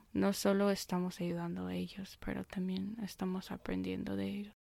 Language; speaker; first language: Spanish; non-native, fluent; English